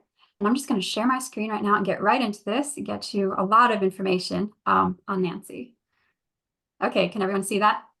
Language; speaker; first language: English; native; English